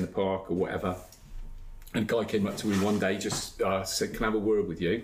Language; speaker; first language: English; native; English